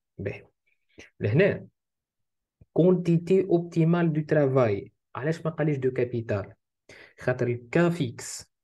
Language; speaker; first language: French; non-native, local second language; Arabic